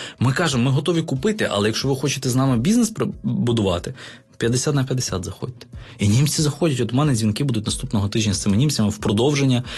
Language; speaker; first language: Ukrainian; native; Ukrainian